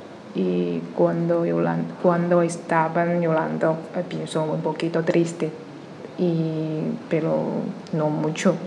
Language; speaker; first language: Spanish; non-native, learner; Chinese